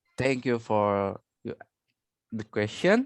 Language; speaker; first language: English; non-native, learner; Indonesian